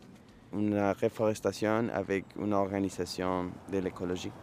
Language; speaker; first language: French; non-native, learner; Spanish